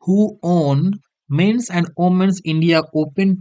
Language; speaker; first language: English; non-native, local second language; Bangla